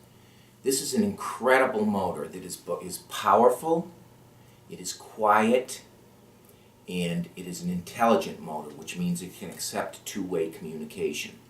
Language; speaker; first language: English; native; English